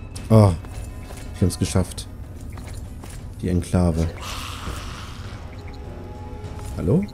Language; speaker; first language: German; native; German